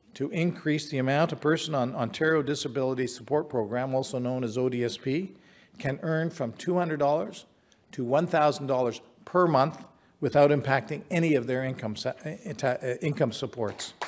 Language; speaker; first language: English; native; English